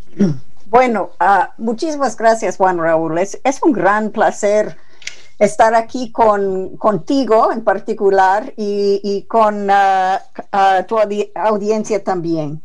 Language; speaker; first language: Spanish; non-native, fluent; English